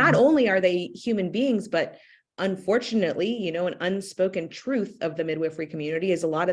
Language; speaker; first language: English; native; English